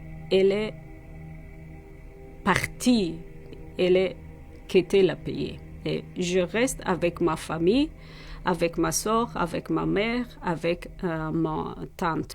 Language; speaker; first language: French; non-native, learner; Persian